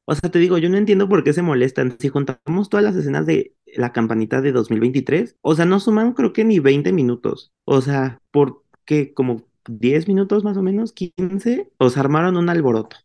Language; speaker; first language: Spanish; native; Spanish